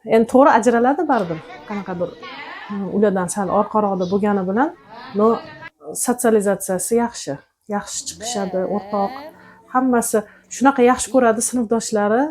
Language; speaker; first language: Uzbek; native; Uzbek